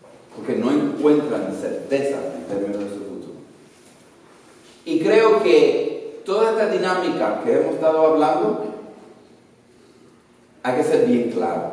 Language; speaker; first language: Spanish; early bilingual, other home language; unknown